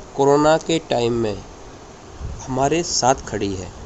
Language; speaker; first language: Hindi; native; Hindi